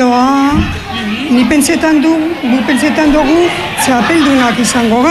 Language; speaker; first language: Basque; non-native, learner; Spanish